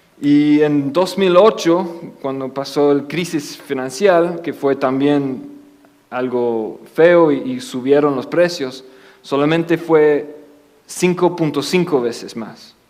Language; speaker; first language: Spanish; non-native, fluent; English